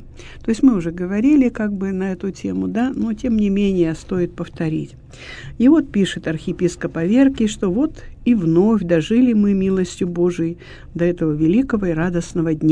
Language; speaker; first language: Russian; native; Russian